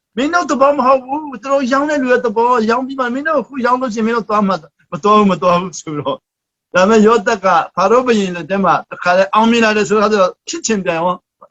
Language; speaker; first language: Burmese; non-native, local second language; Hakha Chin